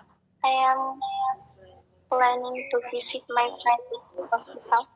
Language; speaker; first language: English; non-native, learner; Indonesian